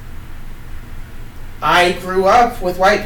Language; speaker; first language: English; native; English